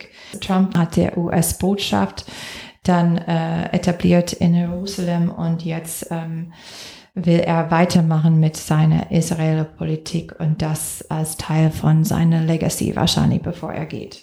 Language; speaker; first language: German; non-native, fluent; English